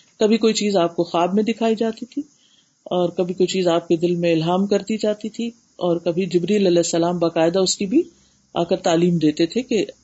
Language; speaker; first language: Urdu; native; Urdu